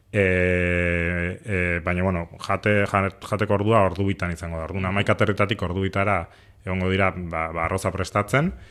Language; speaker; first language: Basque; native; Basque